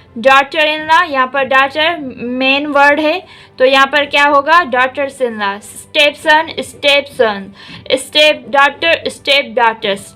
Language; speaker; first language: Urdu; non-native, local second language; Sindhi